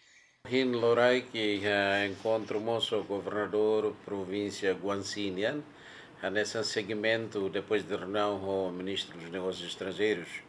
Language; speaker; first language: Portuguese; non-native, local second language; Tetum